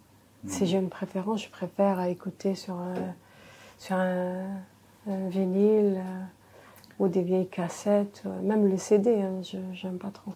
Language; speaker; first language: French; non-native, local second language; Arabic